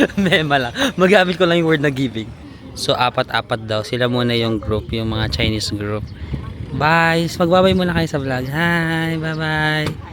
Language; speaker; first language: Filipino; non-native, local second language; Waray